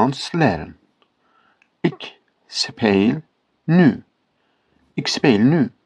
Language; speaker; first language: Dutch; non-native, learner; Kurdish